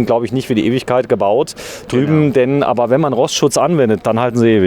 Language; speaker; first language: German; native; German